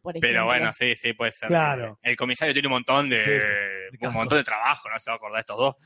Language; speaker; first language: Spanish; native; Spanish